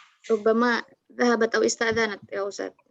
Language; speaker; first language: Arabic; non-native, learner; Indonesian